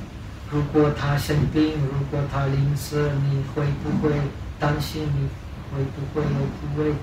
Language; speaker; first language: Chinese; non-native, fluent; Czech